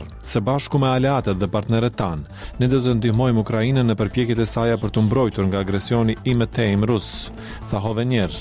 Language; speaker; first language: Albanian; native; Albanian